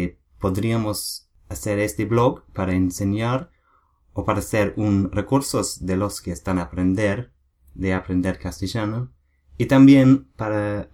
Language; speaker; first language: Spanish; non-native, learner; English